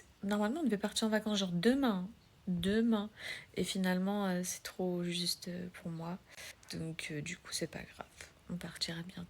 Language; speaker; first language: French; native; French